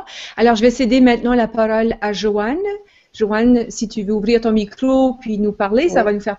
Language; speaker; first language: French; native; French